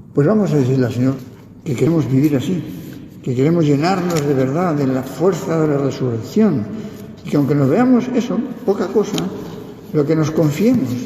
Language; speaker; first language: Spanish; native; Spanish